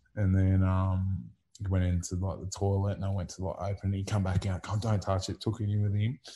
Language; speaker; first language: English; native; English